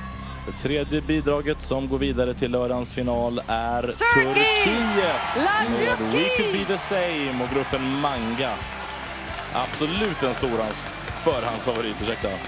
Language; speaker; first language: Swedish; native; Swedish